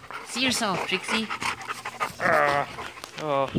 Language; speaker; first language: English; native; English